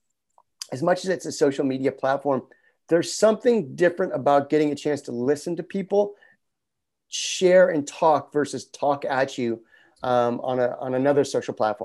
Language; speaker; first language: English; native; English